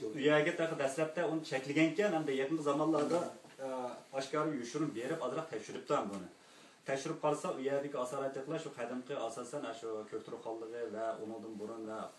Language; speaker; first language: Uzbek; early bilingual, heritage; Uyghur